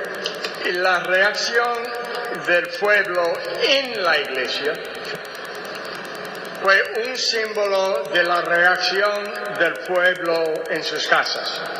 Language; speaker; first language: Spanish; non-native, fluent; English